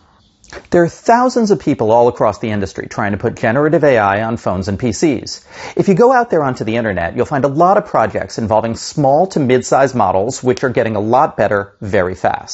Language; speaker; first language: English; native; English